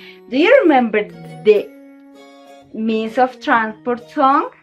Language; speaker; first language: English; non-native, fluent; Spanish